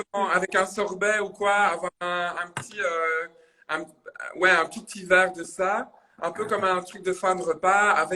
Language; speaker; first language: French; native; French